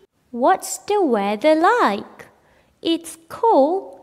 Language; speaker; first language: English; non-native, local second language; Malay